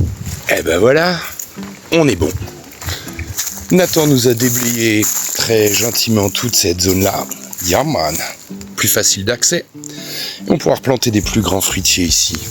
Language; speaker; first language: French; native; French